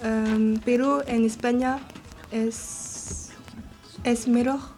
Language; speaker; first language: Spanish; non-native, learner; French